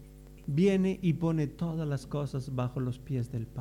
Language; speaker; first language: Spanish; native; Spanish